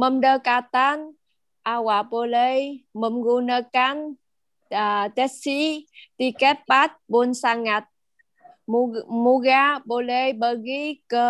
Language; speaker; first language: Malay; non-native, learner; Vietnamese